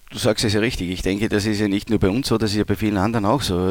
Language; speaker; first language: German; native; German